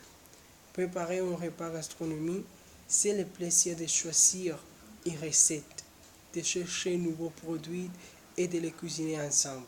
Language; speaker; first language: French; non-native, learner; Spanish